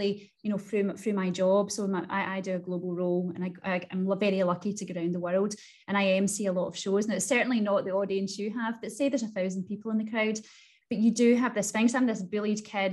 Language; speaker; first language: English; native; English